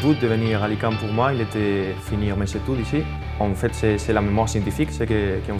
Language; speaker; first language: French; non-native, fluent; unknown